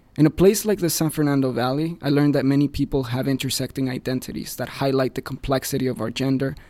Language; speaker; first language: English; early bilingual, other home language; Spanish